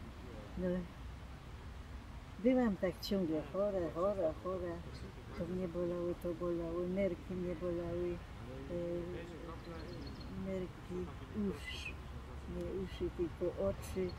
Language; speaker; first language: Polish; non-native, local second language; German